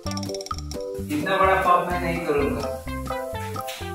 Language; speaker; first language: Hindi; non-native, local second language; Bangla